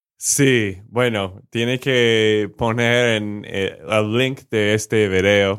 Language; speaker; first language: Spanish; non-native, fluent; English